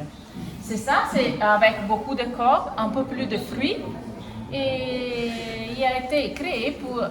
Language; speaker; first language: French; non-native, fluent; Italian